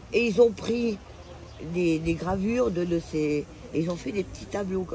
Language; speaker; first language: French; native; French